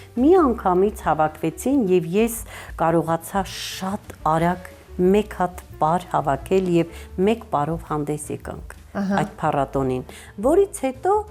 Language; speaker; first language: Armenian; native; Armenian